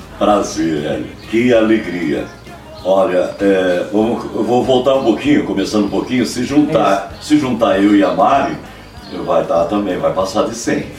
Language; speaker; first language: Portuguese; early bilingual, heritage; Portuguese